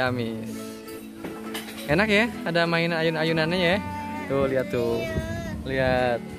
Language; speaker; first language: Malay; non-native, local second language; Sundanese